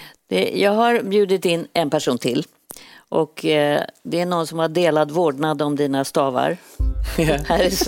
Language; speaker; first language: Swedish; native; Swedish